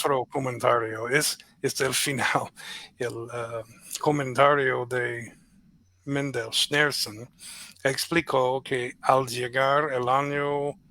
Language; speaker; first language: Spanish; non-native, fluent; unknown